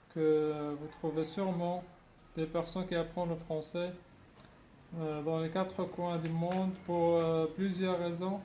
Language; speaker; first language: French; non-native, local second language; Arabic